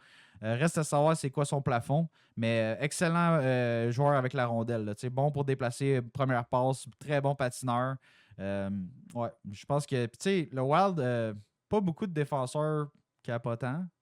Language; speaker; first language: French; native; French